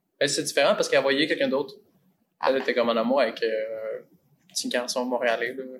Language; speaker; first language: French; early bilingual, other home language; Spanish